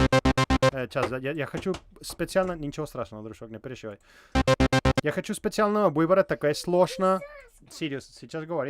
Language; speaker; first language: Russian; non-native, learner; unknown